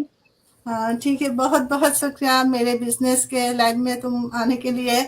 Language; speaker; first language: Hindi; non-native, fluent; Bangla